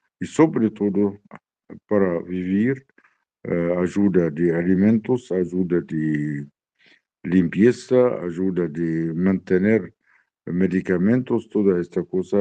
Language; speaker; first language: Spanish; non-native, learner; Arabic